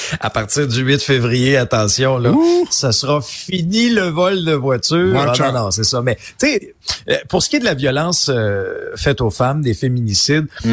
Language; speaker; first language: French; native; French